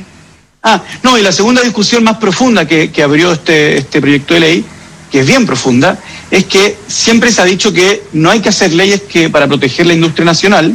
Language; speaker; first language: Spanish; native; Spanish